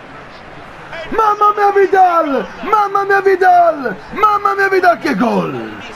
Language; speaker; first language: Italian; native; Italian